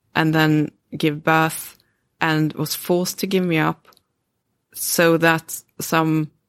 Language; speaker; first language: English; early bilingual, other home language; Swedish